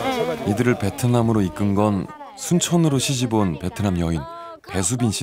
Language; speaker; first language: Korean; native; Korean